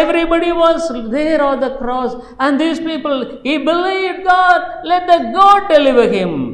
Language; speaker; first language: English; non-native, local second language; Tamil